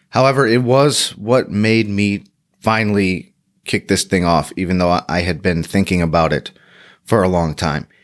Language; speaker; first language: English; native; English